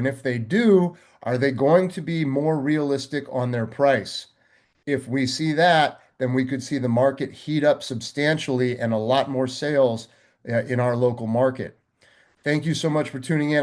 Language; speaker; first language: English; native; English